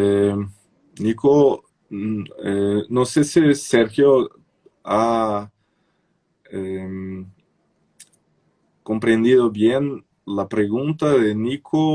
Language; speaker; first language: Spanish; non-native, fluent; Portuguese